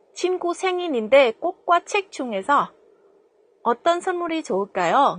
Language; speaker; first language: Korean; non-native, fluent; Vietnamese